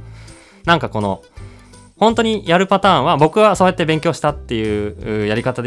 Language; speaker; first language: Japanese; native; Japanese